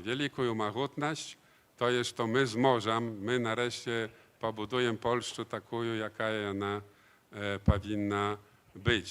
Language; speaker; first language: Polish; non-native, learner; Belarusian